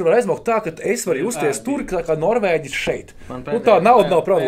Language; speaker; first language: Latvian; native; Latvian